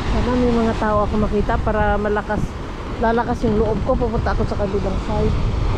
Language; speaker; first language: Filipino; native; Filipino